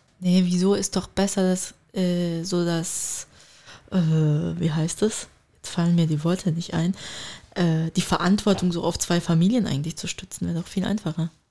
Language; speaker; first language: German; early bilingual, other home language; Turkish